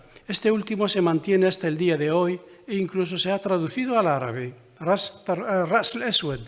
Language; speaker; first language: Spanish; non-native, fluent; Arabic